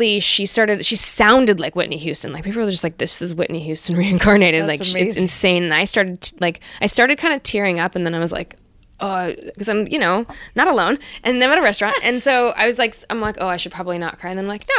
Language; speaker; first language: English; native; English